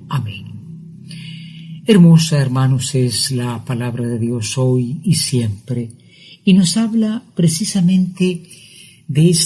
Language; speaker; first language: Spanish; native; Spanish